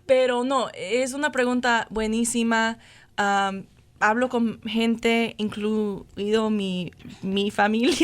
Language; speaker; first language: Spanish; non-native, fluent; English